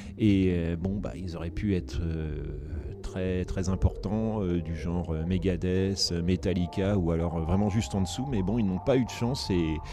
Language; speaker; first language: French; native; French